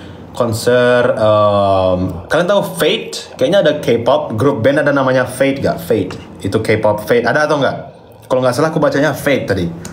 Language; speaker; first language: Indonesian; native; Indonesian